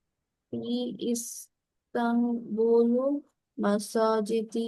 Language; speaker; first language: Arabic; non-native, learner; Bangla